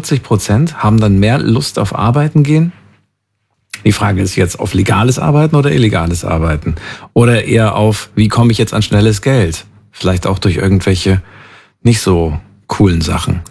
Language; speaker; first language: German; native; German